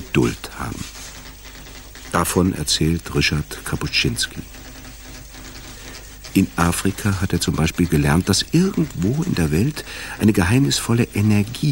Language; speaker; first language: German; native; German